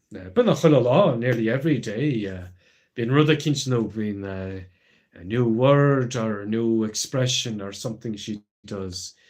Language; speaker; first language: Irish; non-native, local second language; English